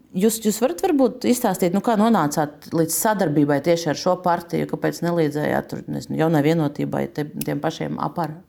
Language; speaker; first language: Latvian; non-native, local second language; Russian